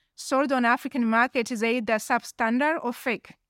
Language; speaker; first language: English; non-native, local second language; Kinyarwanda